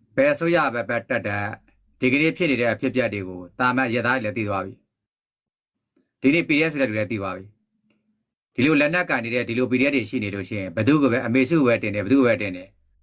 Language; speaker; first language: Burmese; native; Burmese